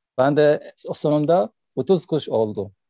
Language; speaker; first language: Turkish; non-native, learner; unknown